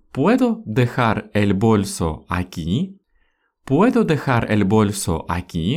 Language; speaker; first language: Spanish; non-native, fluent; Russian